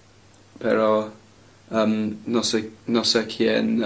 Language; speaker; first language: Spanish; non-native, learner; English